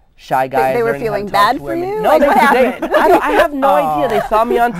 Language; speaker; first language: English; native; English